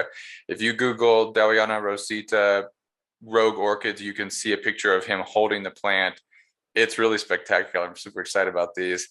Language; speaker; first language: English; native; English